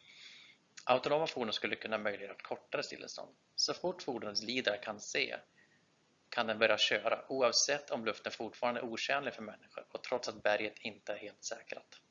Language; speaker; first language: Swedish; native; Swedish